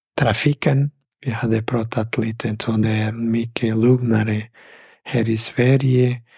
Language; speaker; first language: Swedish; non-native, fluent; Portuguese